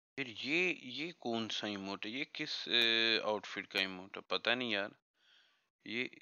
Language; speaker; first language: Urdu; non-native, local second language; Punjabi